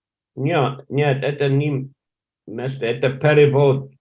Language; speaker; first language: Russian; non-native, learner; English